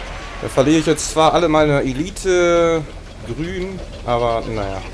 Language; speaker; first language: German; native; German